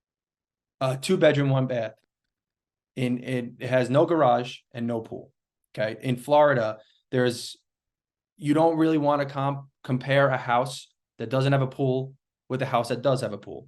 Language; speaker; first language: English; native; English